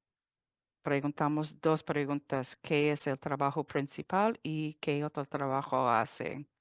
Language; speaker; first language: Spanish; non-native, fluent; English